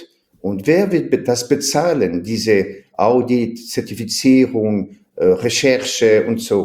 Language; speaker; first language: German; non-native, fluent; French